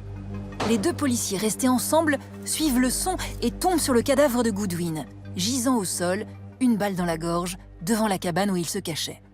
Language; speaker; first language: French; native; French